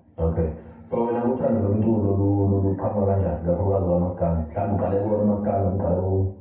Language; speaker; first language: Zulu; native; Zulu